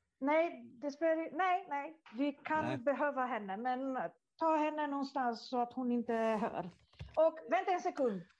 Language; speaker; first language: Swedish; non-native, fluent; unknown